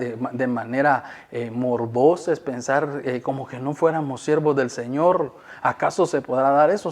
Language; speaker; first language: Spanish; native; Spanish